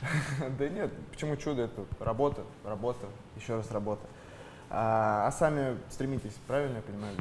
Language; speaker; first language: Russian; native; Russian